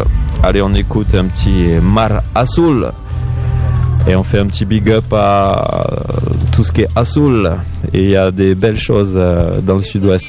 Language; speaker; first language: French; native; French